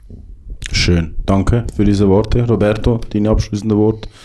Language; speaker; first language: German; native; German